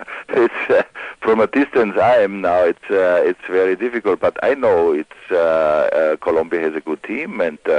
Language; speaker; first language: English; non-native, fluent; German